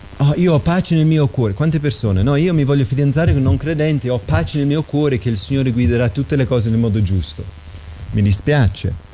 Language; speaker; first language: Italian; non-native, fluent; English